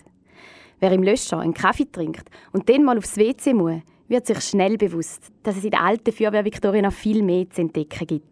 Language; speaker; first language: German; native; German